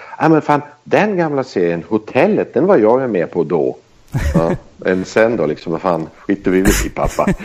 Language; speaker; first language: Swedish; early bilingual, heritage; Swedish